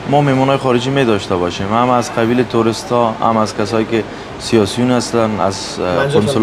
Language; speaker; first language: Persian; native; Persian